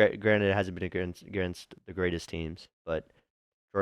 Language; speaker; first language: English; native; English